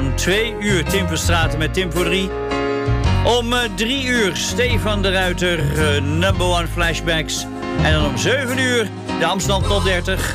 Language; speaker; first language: Dutch; native; Dutch